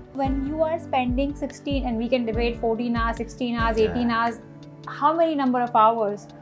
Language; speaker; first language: English; non-native, local second language; Hindi